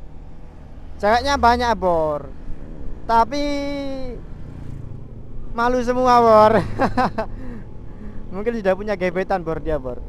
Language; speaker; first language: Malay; non-native, local second language; Javanese